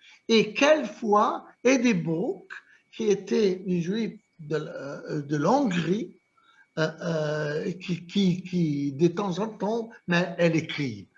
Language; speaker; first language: French; non-native, fluent; Italian